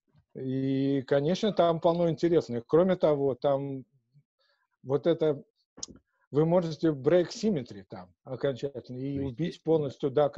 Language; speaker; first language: Russian; native; Russian